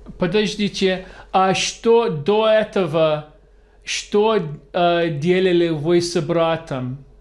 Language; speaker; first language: Russian; non-native, fluent; English